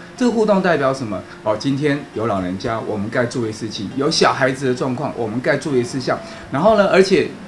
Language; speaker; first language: Chinese; native; Chinese